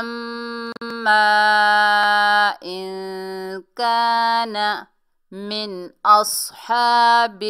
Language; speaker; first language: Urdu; native; Urdu